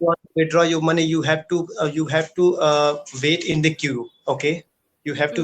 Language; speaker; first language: English; non-native, learner; Hindi